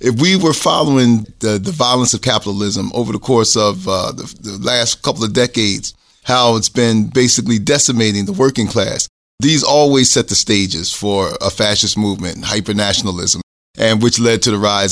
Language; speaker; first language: English; native; English